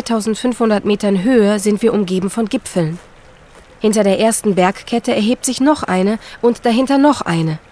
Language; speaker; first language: German; native; German